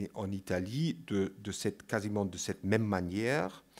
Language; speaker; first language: French; non-native, fluent; German